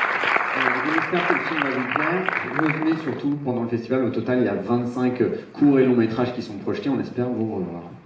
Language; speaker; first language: French; native; French